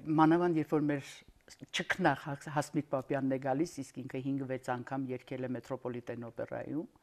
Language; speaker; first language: Armenian; native; Armenian